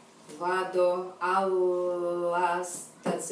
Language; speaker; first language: Italian; non-native, learner; Russian